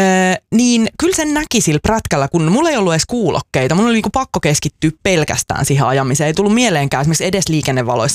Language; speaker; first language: Finnish; native; Finnish